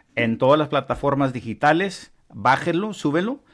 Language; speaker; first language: Spanish; early bilingual, heritage; Spanish